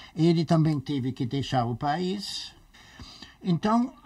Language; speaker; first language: Portuguese; non-native, fluent; German